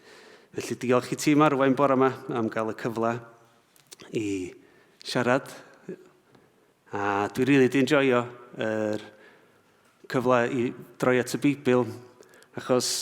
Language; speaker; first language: Welsh; native; Welsh